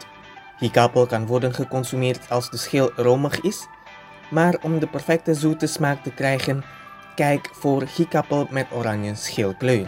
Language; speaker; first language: Dutch; non-native, fluent; Indonesian